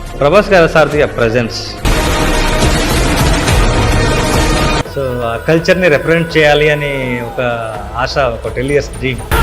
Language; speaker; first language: Telugu; non-native, learner; Kannada